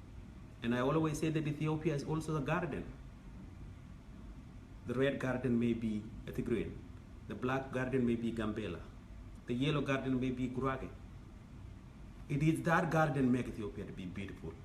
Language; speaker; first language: English; non-native, fluent; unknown